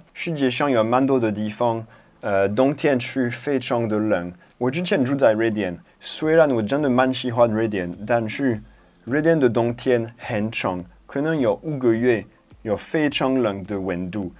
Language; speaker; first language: Chinese; non-native, fluent; French